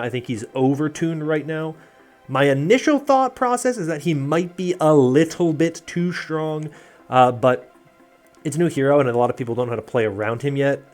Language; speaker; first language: English; native; English